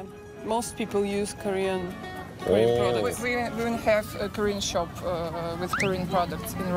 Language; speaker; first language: English; non-native, learner; Russian